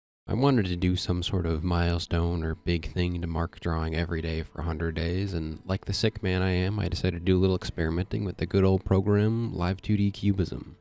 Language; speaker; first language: English; native; English